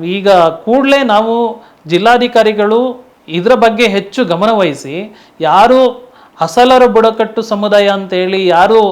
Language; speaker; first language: Kannada; non-native, local second language; Tulu